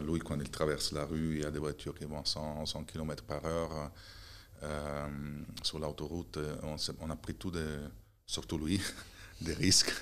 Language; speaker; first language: French; non-native, fluent; Italian